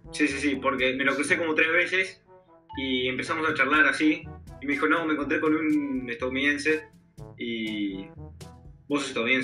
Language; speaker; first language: Spanish; native; Spanish